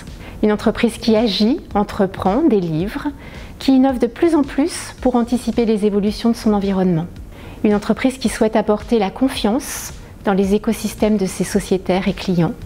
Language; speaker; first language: French; native; French